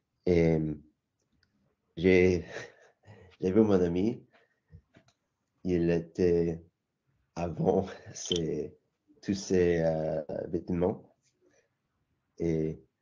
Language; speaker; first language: French; non-native, learner; English